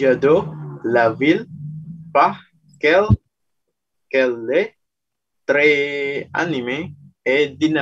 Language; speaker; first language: French; non-native, learner; Indonesian